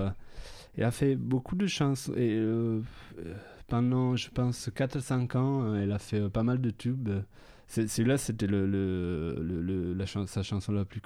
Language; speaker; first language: French; non-native, fluent; Italian